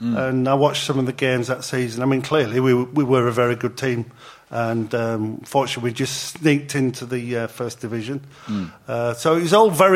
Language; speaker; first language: English; native; English